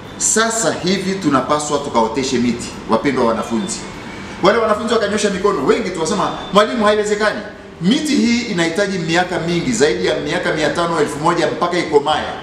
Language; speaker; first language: Swahili; native; Swahili